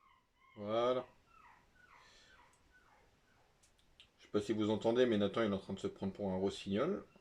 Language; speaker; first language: French; native; French